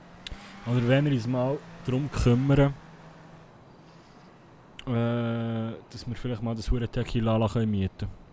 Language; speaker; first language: German; native; German